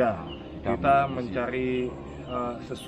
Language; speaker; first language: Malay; non-native, local second language; Balinese